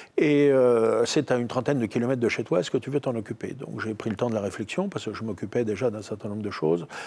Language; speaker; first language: French; native; French